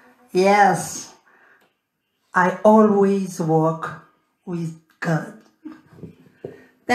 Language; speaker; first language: English; non-native, learner; French